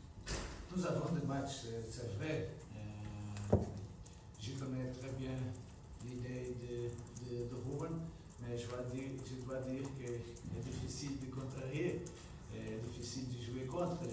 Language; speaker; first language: French; non-native, fluent; Portuguese